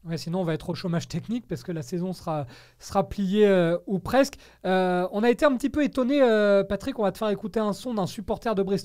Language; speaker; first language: French; native; French